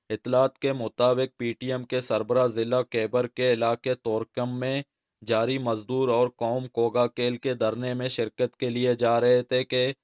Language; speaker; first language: Urdu; non-native, local second language; Baluchi